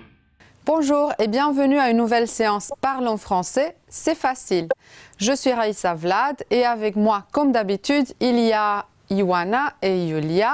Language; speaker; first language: French; non-native, fluent; Romanian